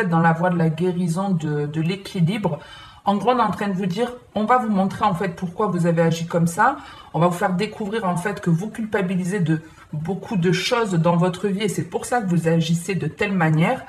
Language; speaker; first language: French; native; French